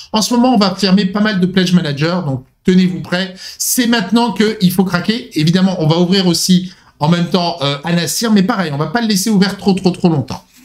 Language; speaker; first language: French; native; French